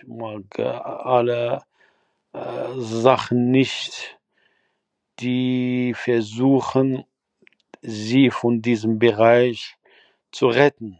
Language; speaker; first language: German; non-native, fluent; Arabic